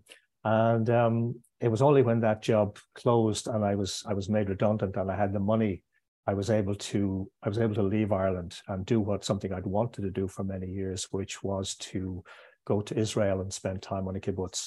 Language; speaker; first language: English; native; English